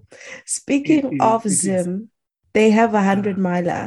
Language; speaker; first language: English; non-native, local second language; Shona